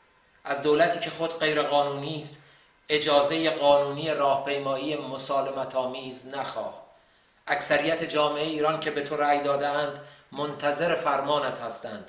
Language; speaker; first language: Persian; native; Persian